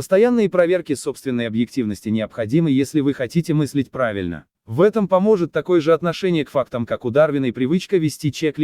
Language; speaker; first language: Russian; native; Russian